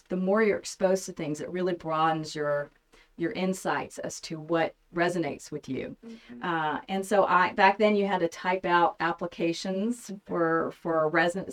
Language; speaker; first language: English; native; English